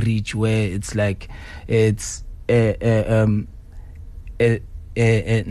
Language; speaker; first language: English; non-native, local second language; Zulu